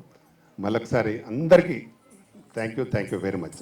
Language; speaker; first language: Telugu; native; Telugu